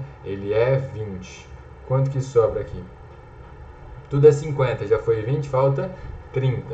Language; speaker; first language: Portuguese; native; Portuguese